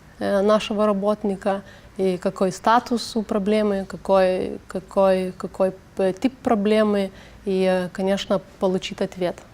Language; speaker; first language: Russian; non-native, learner; Lithuanian